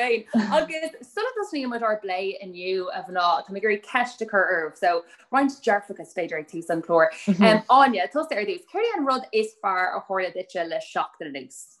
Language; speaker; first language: Irish; native; Irish